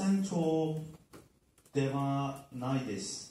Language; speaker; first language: Japanese; non-native, learner; Turkish